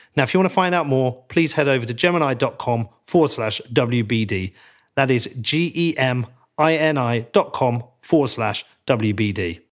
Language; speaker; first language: English; native; English